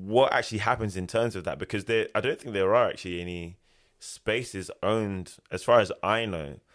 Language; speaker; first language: English; native; English